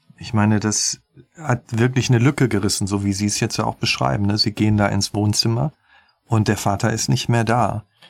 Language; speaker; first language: German; native; German